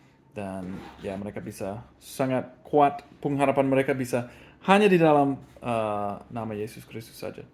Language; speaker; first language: Indonesian; non-native, fluent; English